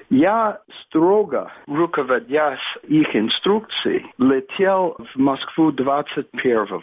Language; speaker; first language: Russian; non-native, fluent; English